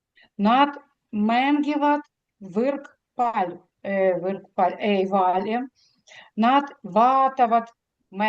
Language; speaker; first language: Estonian; non-native, learner; Russian